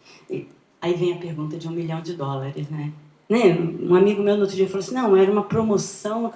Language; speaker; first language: Portuguese; native; Portuguese